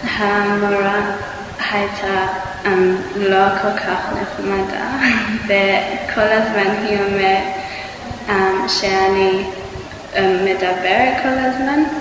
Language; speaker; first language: Hebrew; non-native, learner; English